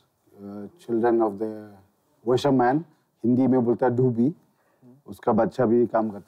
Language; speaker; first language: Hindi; non-native, local second language; Khasi